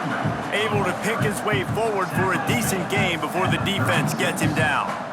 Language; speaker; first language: English; native; English